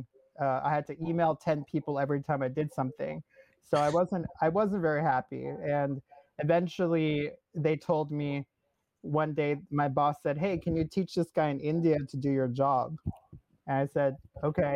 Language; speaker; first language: English; native; English